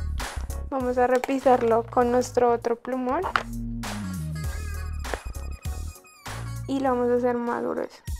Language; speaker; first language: Spanish; native; Spanish